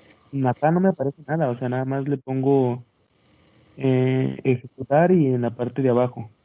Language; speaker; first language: Spanish; native; Spanish